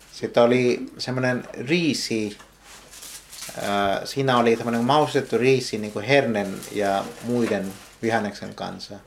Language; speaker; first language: Finnish; non-native, learner; Hindi